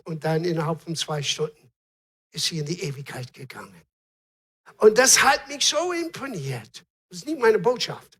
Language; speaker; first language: German; non-native, fluent; English